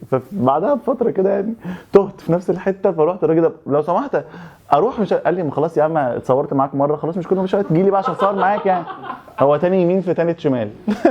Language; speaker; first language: Arabic; native; Arabic